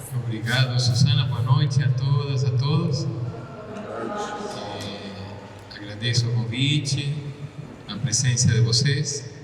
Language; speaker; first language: Portuguese; non-native, fluent; Spanish